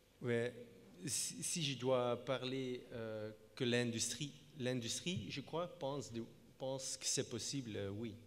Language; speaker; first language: French; non-native, fluent; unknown